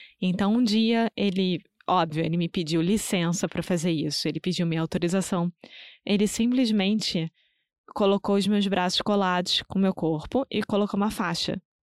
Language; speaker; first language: Portuguese; native; Portuguese